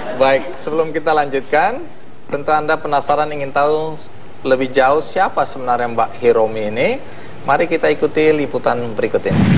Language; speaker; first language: Indonesian; native; Indonesian